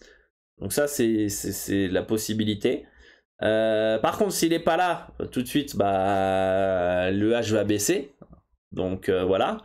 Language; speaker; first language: French; native; French